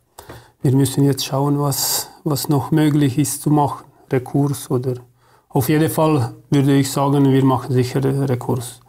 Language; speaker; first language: German; non-native, fluent; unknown